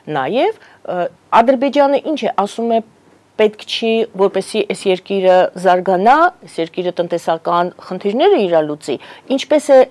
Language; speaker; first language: Armenian; native; Armenian